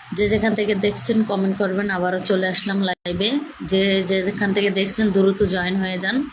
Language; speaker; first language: Bangla; native; Bangla